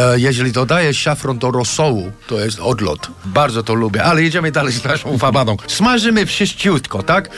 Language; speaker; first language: Polish; non-native, fluent; English